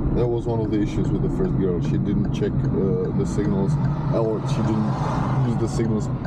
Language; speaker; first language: English; non-native, fluent; Czech